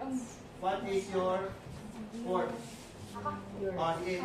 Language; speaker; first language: English; non-native, local second language; Cebuano